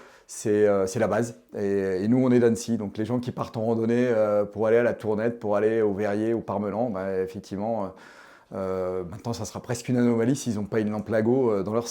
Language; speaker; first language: French; native; French